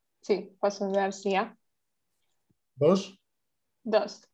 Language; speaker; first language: Spanish; non-native, learner; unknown